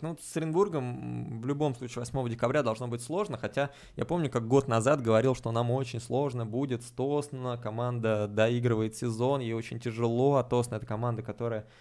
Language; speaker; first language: Russian; native; Russian